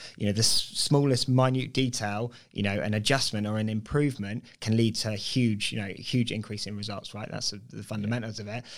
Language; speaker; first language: English; native; English